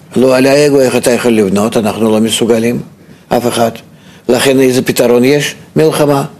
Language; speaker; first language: Hebrew; non-native, fluent; Russian